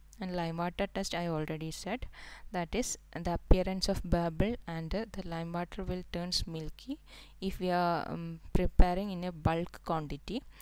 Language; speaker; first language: English; non-native, local second language; Malayalam